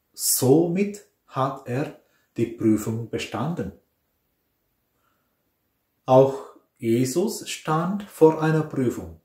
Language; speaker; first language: German; non-native, fluent; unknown